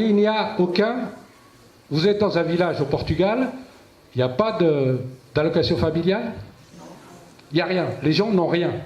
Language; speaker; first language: French; early bilingual, other home language; Portuguese